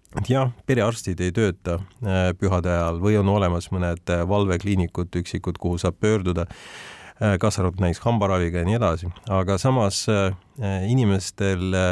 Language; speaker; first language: Estonian; non-native, local second language; Russian